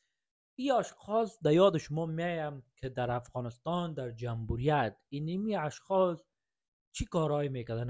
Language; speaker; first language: Persian; native; Persian